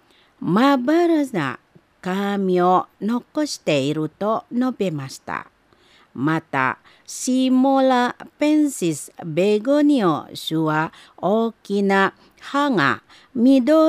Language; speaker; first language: Japanese; non-native, fluent; Indonesian